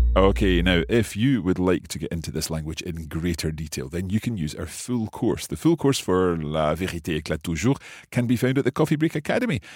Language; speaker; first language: English; native; English